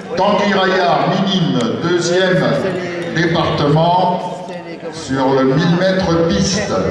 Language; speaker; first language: French; native; French